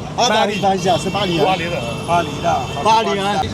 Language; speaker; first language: French; non-native, learner; Chinese